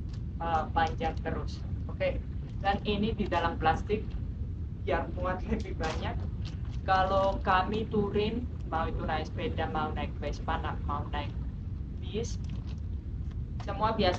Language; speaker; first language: Indonesian; non-native, fluent; Spanish